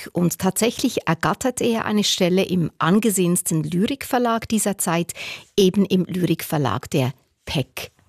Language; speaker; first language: German; native; German